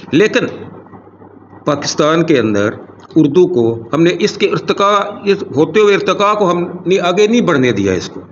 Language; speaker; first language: Urdu; non-native, local second language; Punjabi